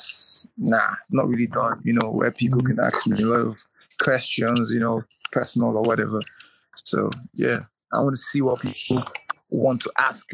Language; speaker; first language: English; non-native, local second language; Igbo